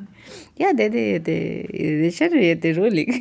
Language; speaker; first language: Swedish; non-native, learner; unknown